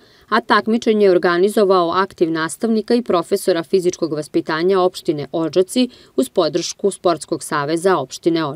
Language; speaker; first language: Serbian; native; Serbian